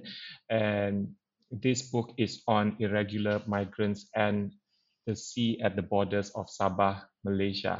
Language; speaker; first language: English; non-native, local second language; Malay